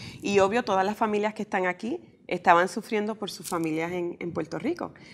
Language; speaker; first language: Spanish; early bilingual, heritage; Spanish